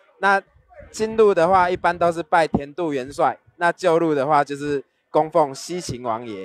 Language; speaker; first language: Chinese; native; Chinese